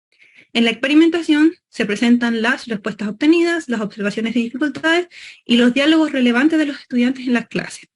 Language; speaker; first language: Spanish; native; Spanish